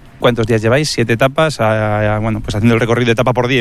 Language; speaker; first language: Spanish; native; Spanish